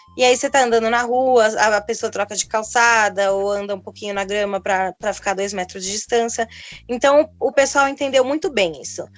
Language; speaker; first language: Portuguese; native; Portuguese